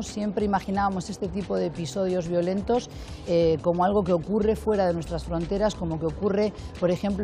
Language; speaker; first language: Spanish; native; Spanish